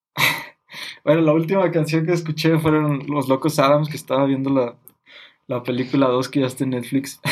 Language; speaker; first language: Spanish; native; Spanish